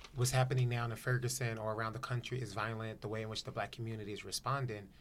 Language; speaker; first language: English; native; English